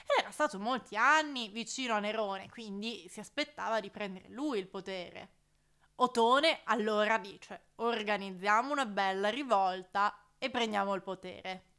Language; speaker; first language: Italian; native; Italian